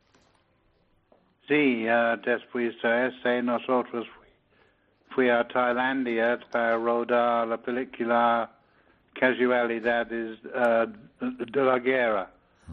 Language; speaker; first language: Spanish; non-native, learner; English